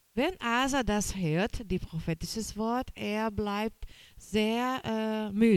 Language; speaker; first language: German; non-native, learner; Portuguese